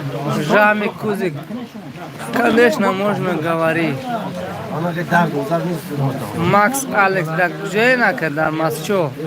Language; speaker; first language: Russian; non-native, learner; Tajik